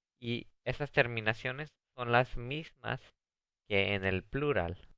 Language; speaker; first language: Spanish; early bilingual, heritage; Spanish